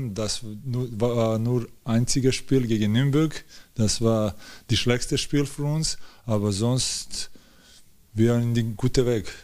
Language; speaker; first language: German; non-native, learner; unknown